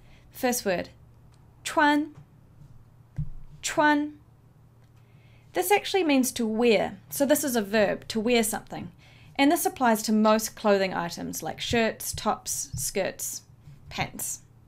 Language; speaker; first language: English; native; English